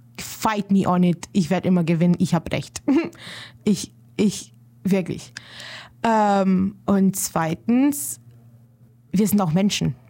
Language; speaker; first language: German; early bilingual, other home language; Romanian